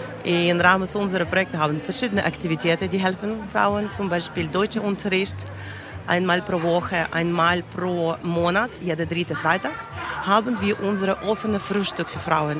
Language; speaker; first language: German; non-native, learner; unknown